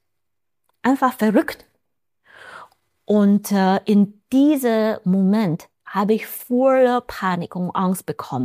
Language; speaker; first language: German; non-native, fluent; Chinese